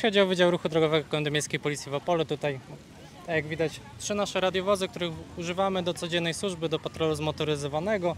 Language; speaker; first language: Polish; native; Polish